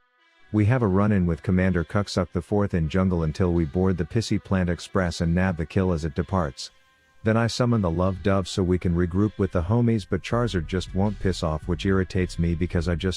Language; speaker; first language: English; native; English